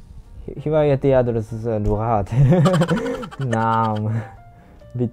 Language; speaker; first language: Arabic; non-native, learner; Japanese